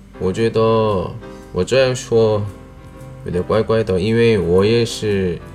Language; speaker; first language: Chinese; non-native, learner; Korean